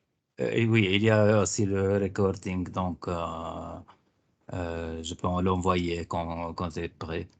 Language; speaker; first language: French; non-native, fluent; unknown